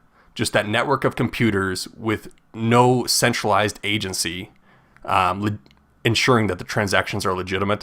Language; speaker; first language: English; native; English